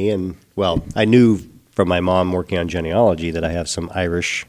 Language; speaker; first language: English; native; English